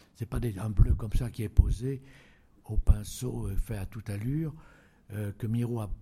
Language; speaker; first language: French; native; French